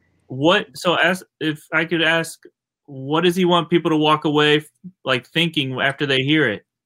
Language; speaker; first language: English; native; English